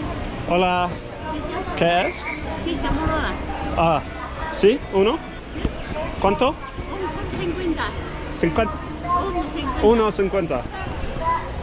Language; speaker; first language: Spanish; non-native, learner; English